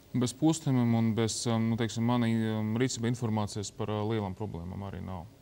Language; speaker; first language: Latvian; non-native, local second language; Russian